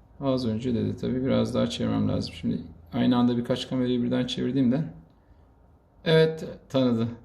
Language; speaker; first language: Turkish; native; Turkish